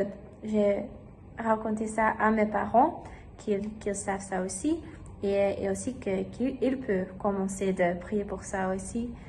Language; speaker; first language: French; non-native, learner; German